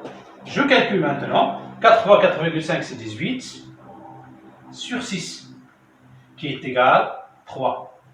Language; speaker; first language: French; non-native, local second language; Arabic